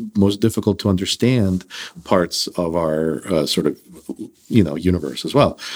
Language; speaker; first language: English; early bilingual, other home language; Russian